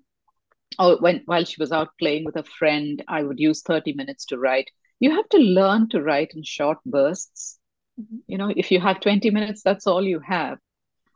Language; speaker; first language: English; non-native, local second language; Tamil